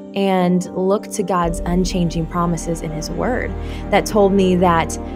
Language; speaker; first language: English; native; English